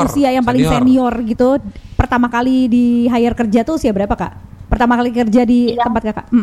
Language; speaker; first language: Indonesian; native; Indonesian